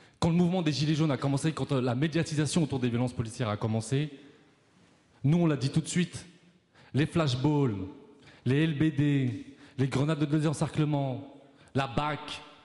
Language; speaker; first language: French; native; French